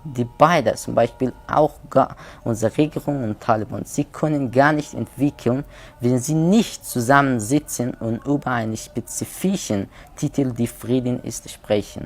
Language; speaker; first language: German; non-native, learner; Hazaragi